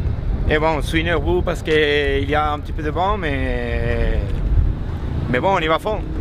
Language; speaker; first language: French; non-native, learner; Spanish